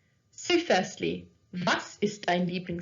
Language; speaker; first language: German; non-native, fluent; English